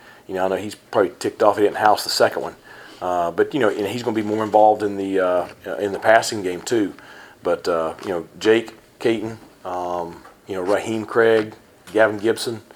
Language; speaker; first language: English; native; English